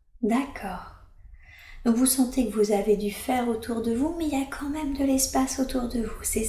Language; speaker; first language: French; native; French